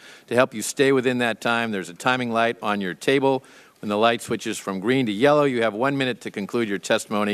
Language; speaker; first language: English; native; English